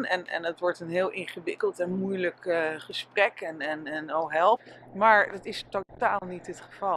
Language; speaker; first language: Dutch; native; Dutch